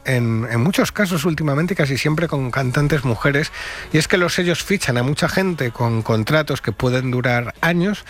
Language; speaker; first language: Spanish; native; Spanish